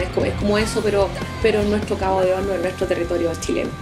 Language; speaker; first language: Spanish; native; Spanish